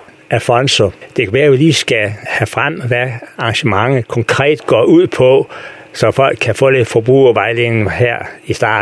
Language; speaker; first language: Danish; native; Danish